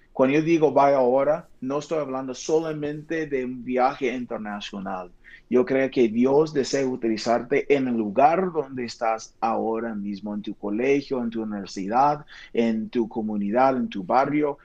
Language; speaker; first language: Spanish; non-native, fluent; English